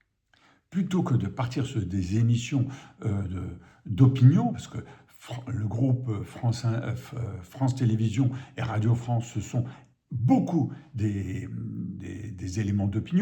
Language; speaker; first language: French; native; French